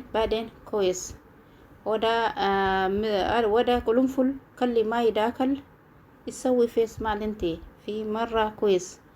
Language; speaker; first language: Arabic; non-native, learner; Oromo